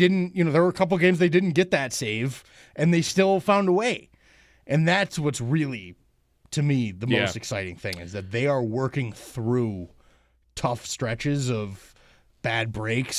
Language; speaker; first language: English; native; English